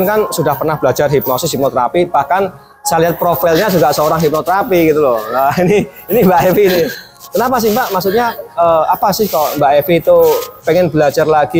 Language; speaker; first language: Indonesian; native; Indonesian